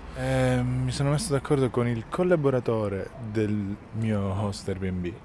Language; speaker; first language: Italian; native; Italian